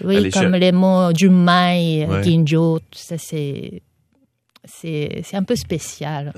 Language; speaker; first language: French; non-native, fluent; Japanese